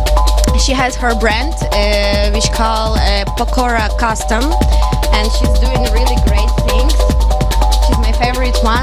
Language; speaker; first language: English; non-native, local second language; Ukrainian